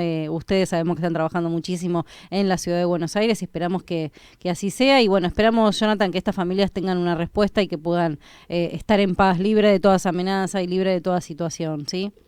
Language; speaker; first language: Spanish; native; Spanish